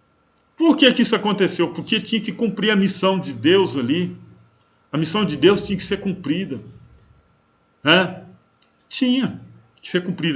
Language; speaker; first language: Portuguese; native; Portuguese